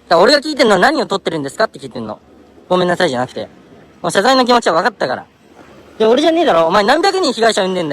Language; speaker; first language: Japanese; native; Japanese